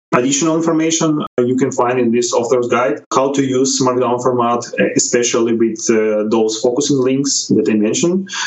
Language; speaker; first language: English; non-native, fluent; Ukrainian